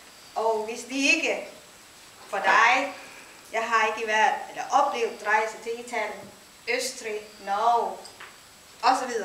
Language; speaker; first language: Danish; non-native, learner; Filipino